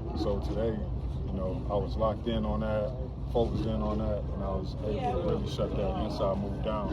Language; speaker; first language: English; native; English